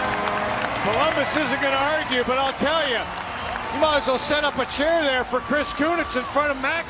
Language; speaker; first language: English; native; English